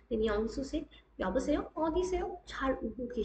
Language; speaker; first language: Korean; non-native, fluent; Hindi